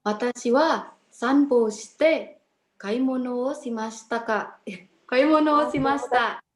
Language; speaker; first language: Japanese; non-native, learner; Indonesian